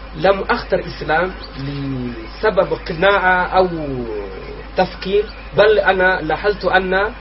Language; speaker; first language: Arabic; non-native, fluent; Kinyarwanda